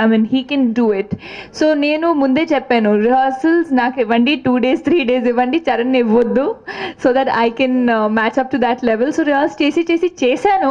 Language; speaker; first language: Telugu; non-native, fluent; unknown